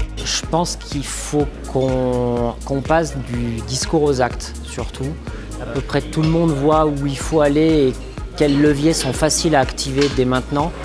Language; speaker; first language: French; native; French